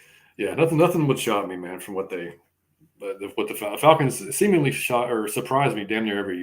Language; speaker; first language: English; native; English